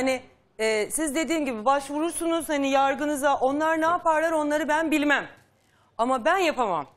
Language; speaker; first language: Turkish; native; Turkish